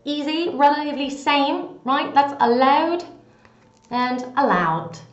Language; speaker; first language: English; non-native, fluent; Greek